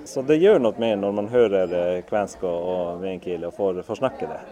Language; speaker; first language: Norwegian; non-native, fluent; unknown